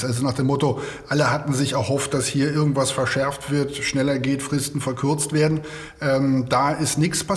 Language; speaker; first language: German; native; German